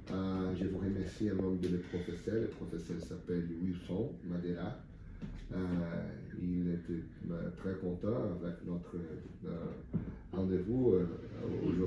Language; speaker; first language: French; non-native, learner; Portuguese